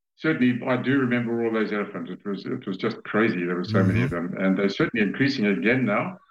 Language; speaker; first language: English; native; English